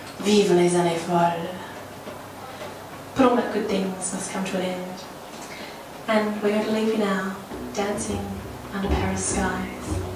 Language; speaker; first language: English; native; English